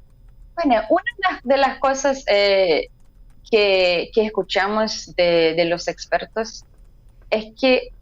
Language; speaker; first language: Spanish; non-native, fluent; Portuguese